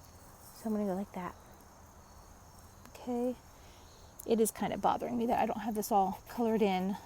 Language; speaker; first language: English; native; English